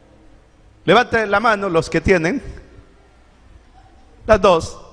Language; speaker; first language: Spanish; native; Spanish